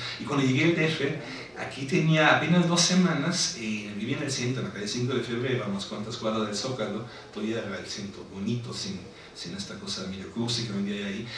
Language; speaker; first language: Spanish; non-native, fluent; German